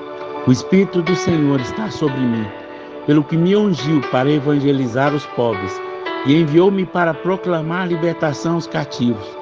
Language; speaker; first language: Portuguese; native; Portuguese